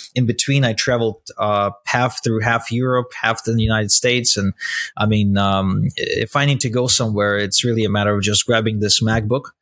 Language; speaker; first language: English; non-native, fluent; Russian